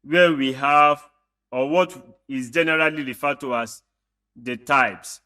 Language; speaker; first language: English; non-native, local second language; Yoruba